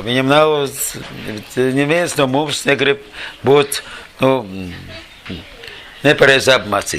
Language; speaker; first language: Latvian; non-native, learner; Russian